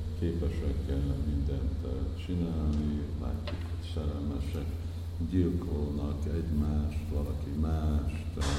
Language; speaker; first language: Hungarian; early bilingual, heritage; Hungarian